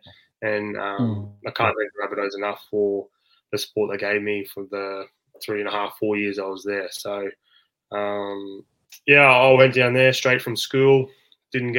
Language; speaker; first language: English; native; English